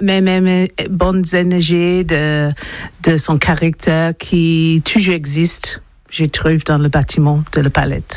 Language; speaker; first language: French; non-native, learner; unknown